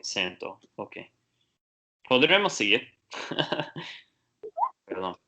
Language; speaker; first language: Spanish; non-native, learner; Portuguese